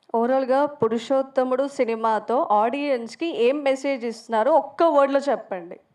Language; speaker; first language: Telugu; native; Telugu